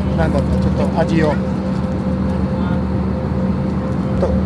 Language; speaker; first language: Japanese; non-native, fluent; Urdu